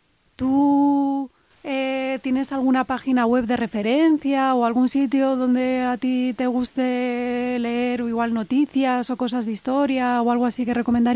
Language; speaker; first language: Spanish; native; Spanish